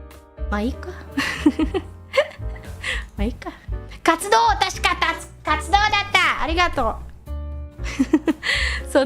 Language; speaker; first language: Japanese; non-native, fluent; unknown